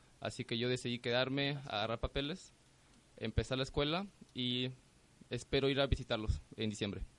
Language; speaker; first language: Spanish; native; Spanish